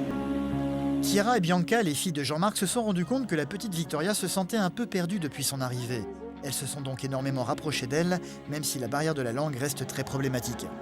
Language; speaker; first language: French; native; French